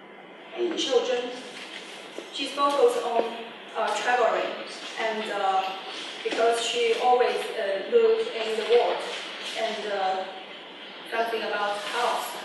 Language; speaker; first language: English; non-native, learner; Chinese